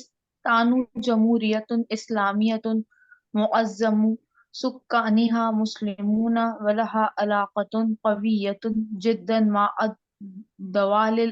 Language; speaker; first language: Arabic; non-native, learner; Urdu